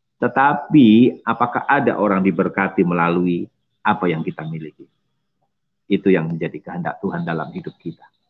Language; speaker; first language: Indonesian; non-native, local second language; Javanese